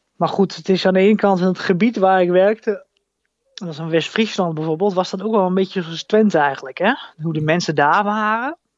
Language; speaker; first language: Dutch; native; Dutch